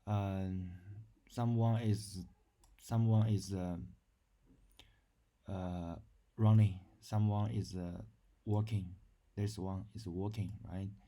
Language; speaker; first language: English; non-native, learner; Chinese